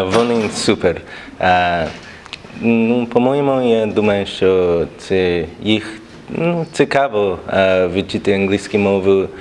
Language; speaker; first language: Ukrainian; non-native, learner; English